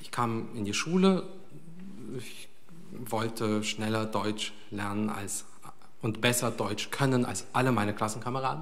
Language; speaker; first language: German; early bilingual, other home language; Russian